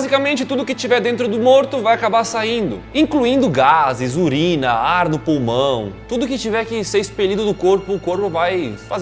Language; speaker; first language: Portuguese; native; Portuguese